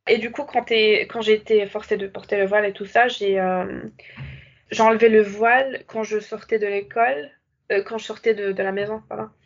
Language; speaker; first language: French; non-native, local second language; Arabic